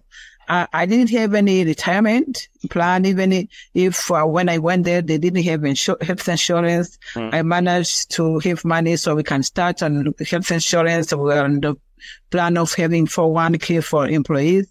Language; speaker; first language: English; non-native, local second language; Kinyarwanda